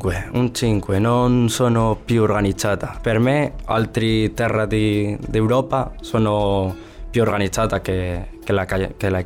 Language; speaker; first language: Italian; non-native, learner; Spanish